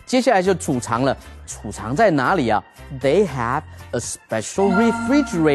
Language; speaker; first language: Chinese; native; Chinese